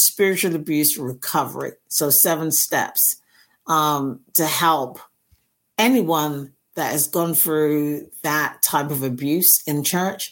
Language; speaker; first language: English; native; English